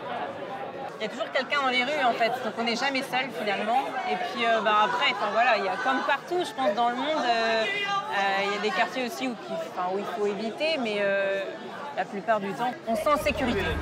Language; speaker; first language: French; native; French